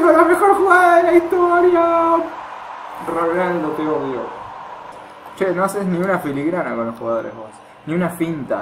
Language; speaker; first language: Spanish; native; Spanish